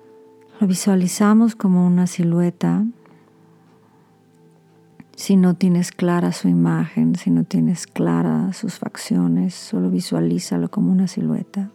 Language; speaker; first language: Spanish; native; Spanish